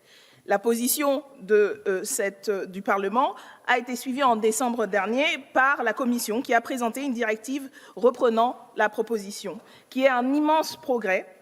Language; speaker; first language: French; native; French